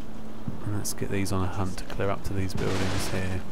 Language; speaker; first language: English; native; English